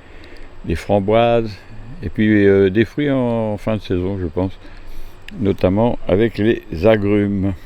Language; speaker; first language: French; native; French